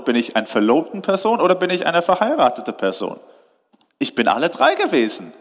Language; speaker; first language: German; non-native, fluent; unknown